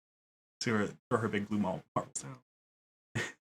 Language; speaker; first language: English; native; English